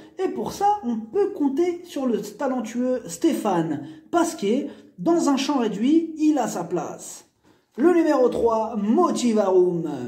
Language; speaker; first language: French; native; French